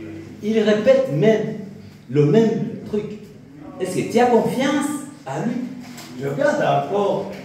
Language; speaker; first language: French; non-native, local second language; Rundi